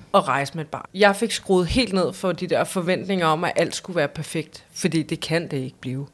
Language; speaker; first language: Danish; native; Danish